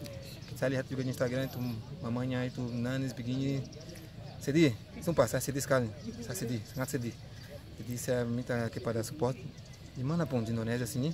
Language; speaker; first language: Indonesian; non-native, fluent; Portuguese